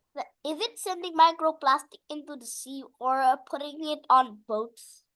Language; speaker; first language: English; non-native, fluent; Indonesian